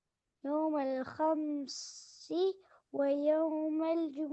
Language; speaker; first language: Arabic; non-native, learner; English